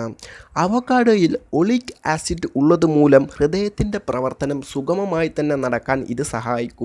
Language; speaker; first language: Malayalam; native; Malayalam